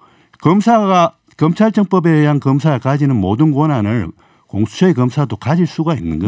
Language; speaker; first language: Korean; native; Korean